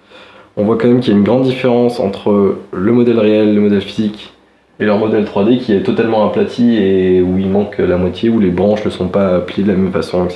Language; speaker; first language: French; native; French